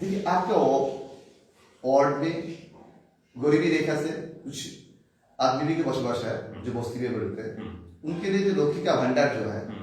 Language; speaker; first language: Hindi; non-native, local second language; Bangla